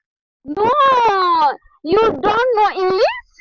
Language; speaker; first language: English; non-native, learner; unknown